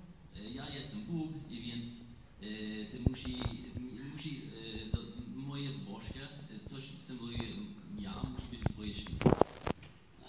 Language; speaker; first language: Polish; non-native, learner; English